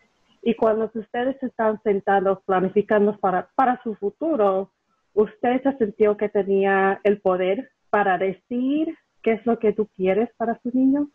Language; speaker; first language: Spanish; early bilingual, heritage; Spanish